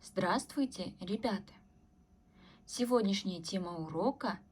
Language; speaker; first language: Russian; non-native, local second language; Kazakh